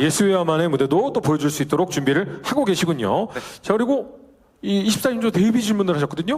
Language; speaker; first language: Korean; native; Korean